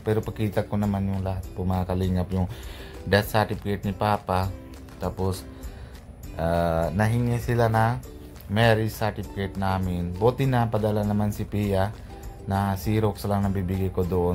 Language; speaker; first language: Filipino; non-native, learner; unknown